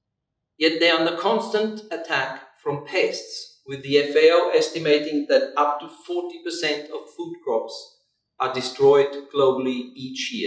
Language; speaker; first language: English; non-native, fluent; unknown